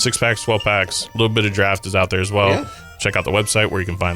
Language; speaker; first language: English; native; English